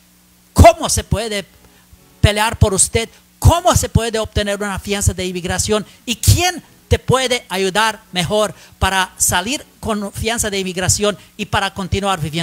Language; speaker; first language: Spanish; non-native, learner; English